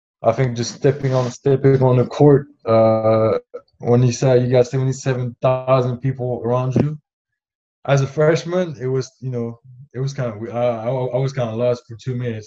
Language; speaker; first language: English; non-native, fluent; French